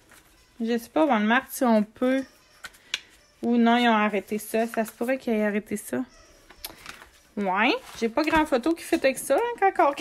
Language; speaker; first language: French; native; French